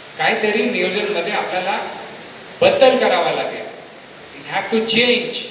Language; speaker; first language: Marathi; non-native, local second language; Hindi